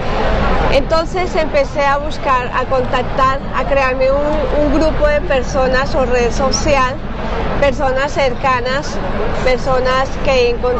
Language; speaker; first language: Spanish; native; Spanish